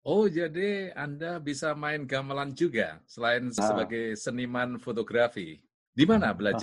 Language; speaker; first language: Indonesian; native; Indonesian